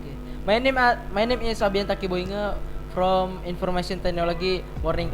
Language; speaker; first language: English; non-native, learner; Indonesian